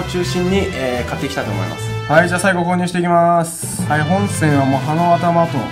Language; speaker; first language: Japanese; native; Japanese